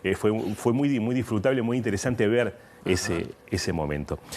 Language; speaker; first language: Spanish; native; Spanish